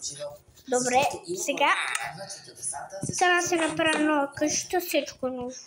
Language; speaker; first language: Bulgarian; early bilingual, heritage; Bulgarian